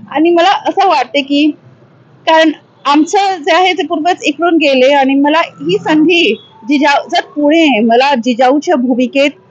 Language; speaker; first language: Marathi; early bilingual, heritage; Marathi